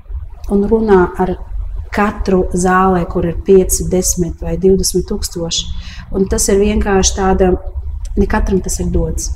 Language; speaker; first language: Latvian; early bilingual, heritage; Latvian